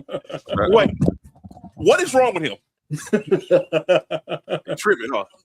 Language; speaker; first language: English; native; English